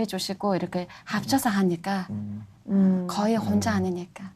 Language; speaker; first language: Korean; non-native, fluent; Mongolian